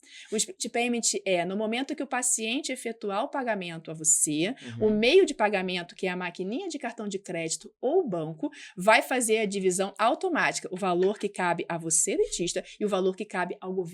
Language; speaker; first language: Portuguese; native; Portuguese